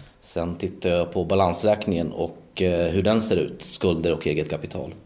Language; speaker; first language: Swedish; native; Swedish